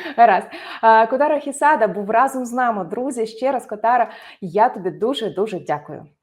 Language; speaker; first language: Ukrainian; native; Ukrainian